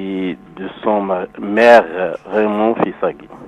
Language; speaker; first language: French; non-native, local second language; Arabic